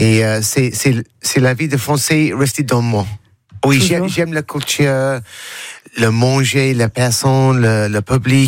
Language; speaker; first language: French; non-native, learner; English